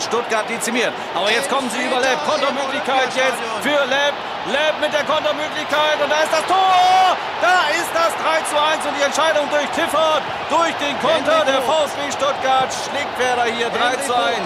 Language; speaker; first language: German; native; German